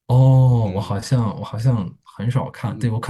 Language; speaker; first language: Chinese; non-native, fluent; English